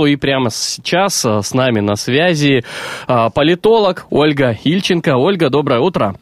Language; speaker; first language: Russian; native; Russian